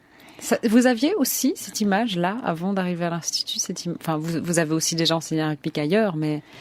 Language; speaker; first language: French; native; French